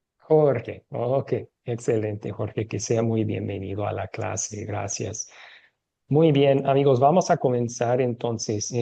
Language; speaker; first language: Spanish; non-native, fluent; English